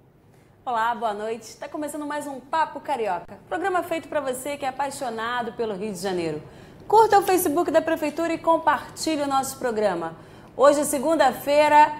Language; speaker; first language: Portuguese; native; Portuguese